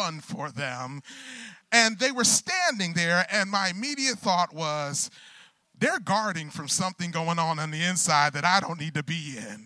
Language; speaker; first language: English; native; English